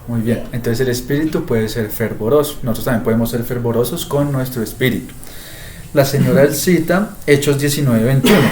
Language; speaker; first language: Spanish; native; Spanish